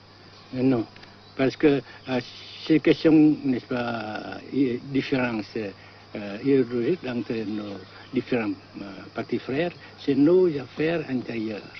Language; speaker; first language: French; non-native, local second language; Vietnamese